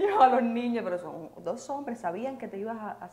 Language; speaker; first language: Spanish; native; Spanish